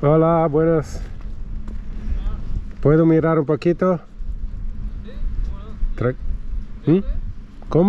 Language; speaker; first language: Spanish; non-native, learner; Italian